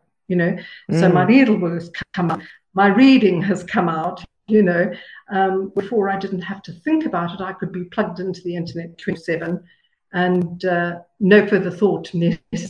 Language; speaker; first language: English; native; English